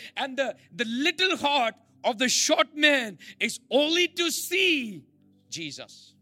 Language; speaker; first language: English; non-native, local second language; Malayalam